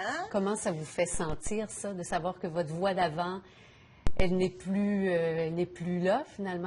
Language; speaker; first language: French; native; French